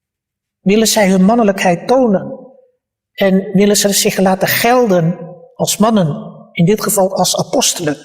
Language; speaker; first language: Dutch; early bilingual, other home language; Malay